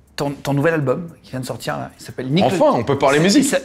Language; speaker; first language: French; native; French